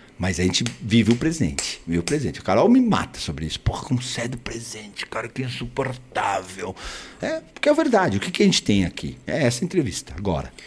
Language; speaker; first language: Portuguese; early bilingual, other home language; Spanish